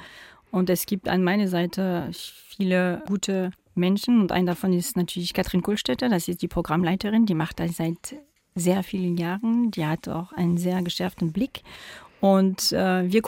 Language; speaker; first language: German; non-native, fluent; French